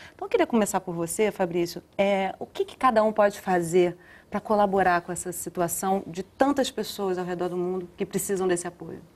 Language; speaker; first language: Portuguese; native; Portuguese